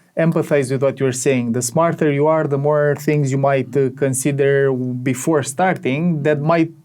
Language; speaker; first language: English; non-native, fluent; Romanian